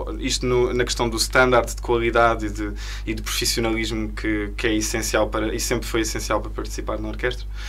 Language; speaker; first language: Portuguese; native; Portuguese